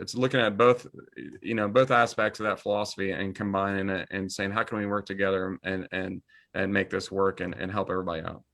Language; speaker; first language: English; native; English